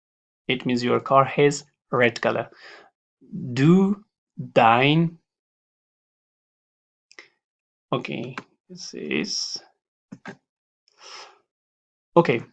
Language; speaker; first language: English; non-native, fluent; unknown